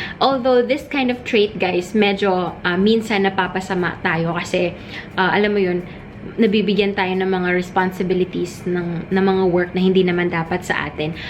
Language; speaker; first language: Filipino; non-native, local second language; Cebuano